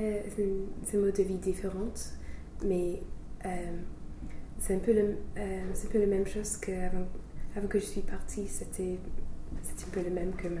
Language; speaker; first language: French; non-native, fluent; English